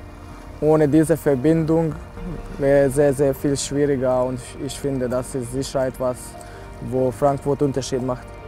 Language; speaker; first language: German; non-native, fluent; Serbian